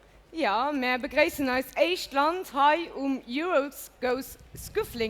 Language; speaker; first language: German; non-native, local second language; Luxembourgish